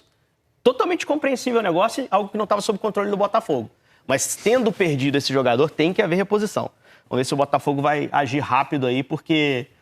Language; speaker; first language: Portuguese; native; Portuguese